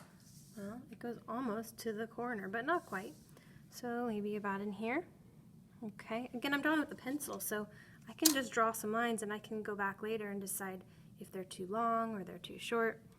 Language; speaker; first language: English; native; English